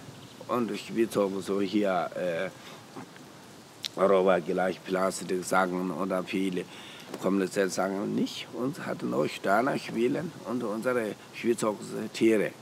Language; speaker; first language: German; non-native, learner; Tibetan